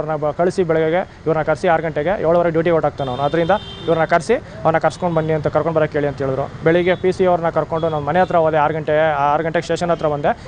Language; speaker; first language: Kannada; native; Kannada